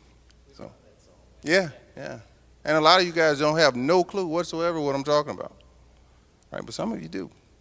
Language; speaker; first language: English; native; English